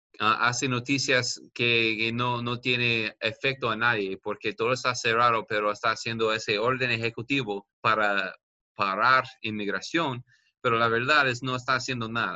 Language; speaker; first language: Spanish; non-native, learner; English